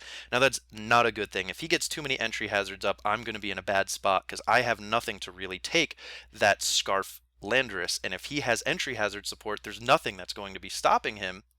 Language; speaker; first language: English; native; English